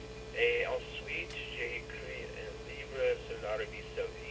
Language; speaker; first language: French; non-native, fluent; English